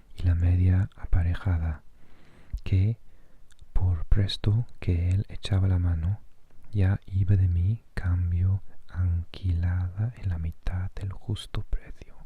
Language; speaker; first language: Spanish; non-native, fluent; English